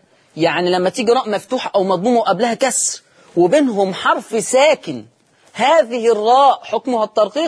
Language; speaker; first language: Arabic; native; Arabic